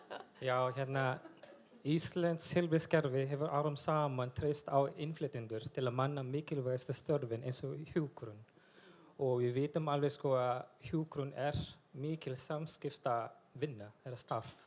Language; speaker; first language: Icelandic; non-native, fluent; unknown